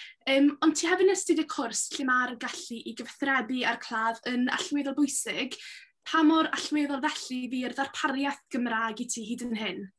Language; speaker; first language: Welsh; native; Welsh